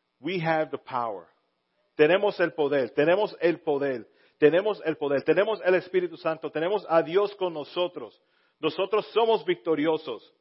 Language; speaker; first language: Spanish; early bilingual, heritage; Spanish